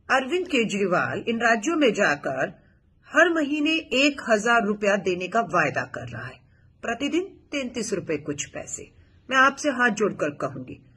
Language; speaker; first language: Hindi; native; Hindi